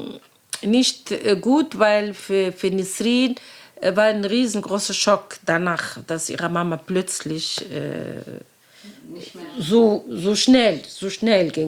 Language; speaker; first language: German; non-native, fluent; Arabic